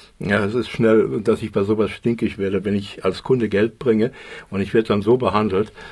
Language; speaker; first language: German; native; German